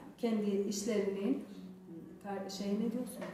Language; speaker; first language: Turkish; non-native, fluent; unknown